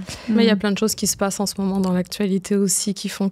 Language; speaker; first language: French; native; French